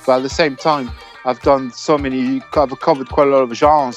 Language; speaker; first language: English; non-native, fluent; French